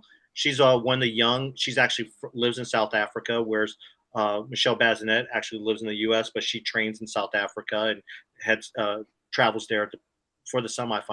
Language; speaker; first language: English; native; English